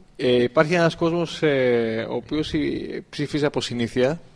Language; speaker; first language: Greek; native; Greek